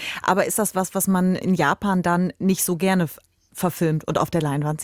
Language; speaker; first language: German; native; German